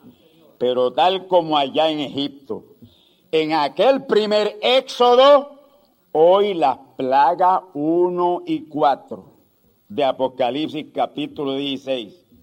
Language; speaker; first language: Spanish; native; Spanish